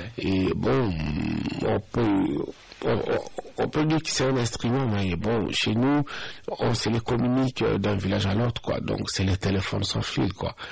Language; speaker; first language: French; non-native, local second language; Lingala